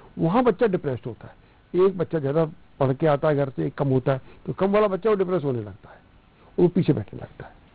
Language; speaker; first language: Hindi; non-native, local second language; Punjabi